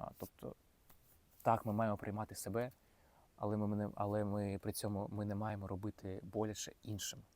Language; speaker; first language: Ukrainian; non-native, local second language; Russian